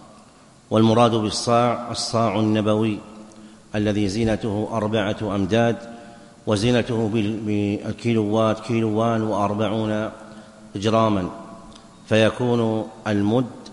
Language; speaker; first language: Arabic; native; Arabic